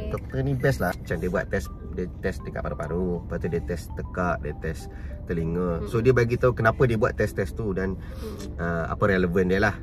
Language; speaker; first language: Malay; native; Malay